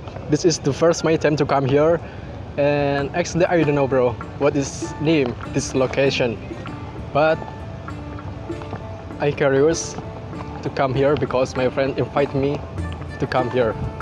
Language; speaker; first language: English; non-native, learner; Indonesian